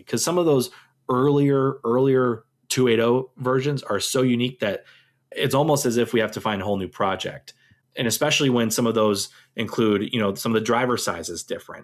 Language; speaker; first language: English; native; English